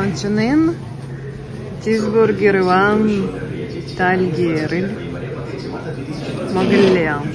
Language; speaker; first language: Korean; non-native, learner; Russian